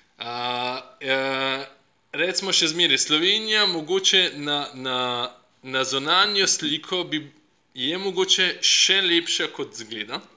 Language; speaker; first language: Slovenian; non-native, fluent; Russian